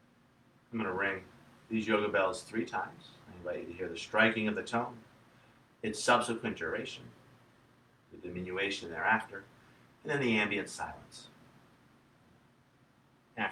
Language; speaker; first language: English; native; English